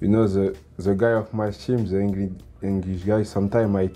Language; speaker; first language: English; non-native, learner; French